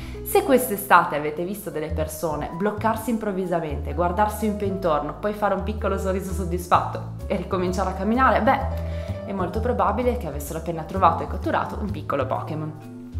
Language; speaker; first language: Italian; non-native, fluent; Serbian